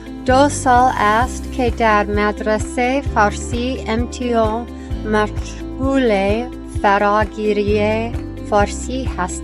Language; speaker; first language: Persian; non-native, learner; English